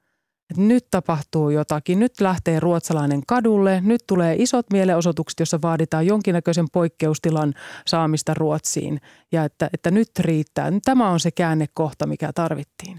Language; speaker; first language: Finnish; native; Finnish